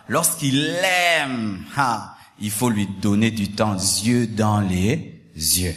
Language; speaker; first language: French; non-native, local second language; Lingala